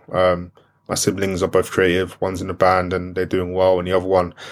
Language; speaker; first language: English; non-native, local second language; French